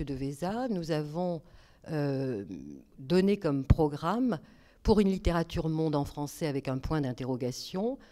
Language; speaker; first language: French; native; French